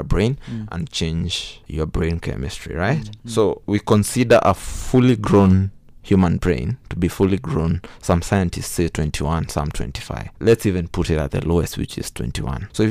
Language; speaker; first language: English; non-native, local second language; Kikuyu